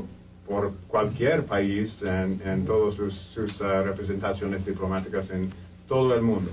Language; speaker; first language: Spanish; non-native, fluent; English